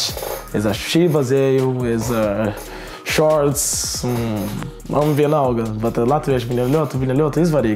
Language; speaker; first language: Latvian; non-native, learner; Portuguese